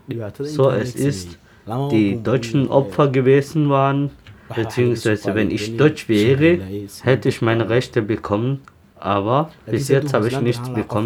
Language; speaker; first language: German; non-native, learner; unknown